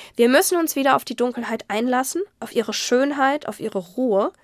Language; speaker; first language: German; native; German